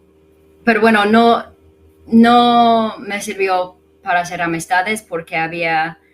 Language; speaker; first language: Spanish; non-native, fluent; English